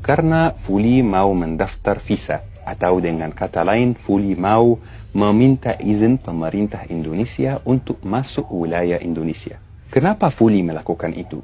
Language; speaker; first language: Indonesian; non-native, fluent; Arabic